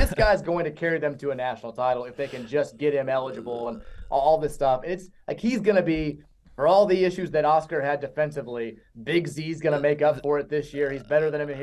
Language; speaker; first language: English; native; English